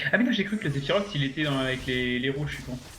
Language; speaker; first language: French; native; French